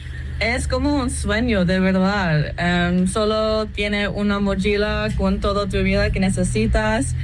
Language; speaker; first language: Spanish; non-native, fluent; English